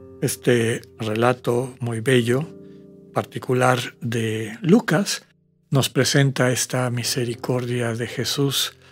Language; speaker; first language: Spanish; native; Spanish